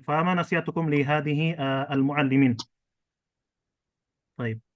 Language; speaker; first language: Arabic; non-native, fluent; Indonesian